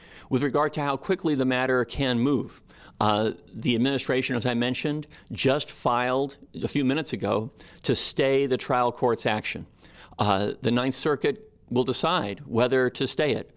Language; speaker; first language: English; native; English